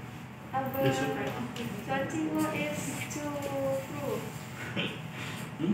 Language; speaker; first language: German; non-native, learner; Indonesian